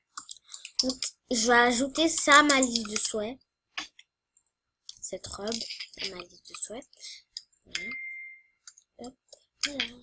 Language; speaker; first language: French; native; French